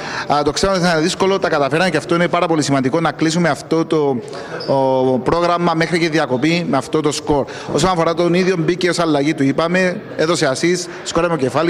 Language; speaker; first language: Greek; native; Greek